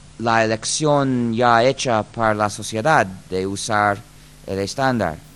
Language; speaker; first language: Spanish; non-native, fluent; English